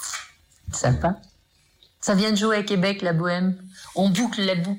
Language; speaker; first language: French; native; French